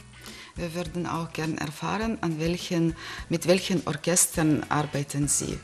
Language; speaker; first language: German; non-native, fluent; Russian